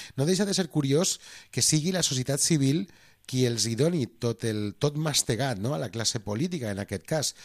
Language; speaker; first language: Catalan; native; Catalan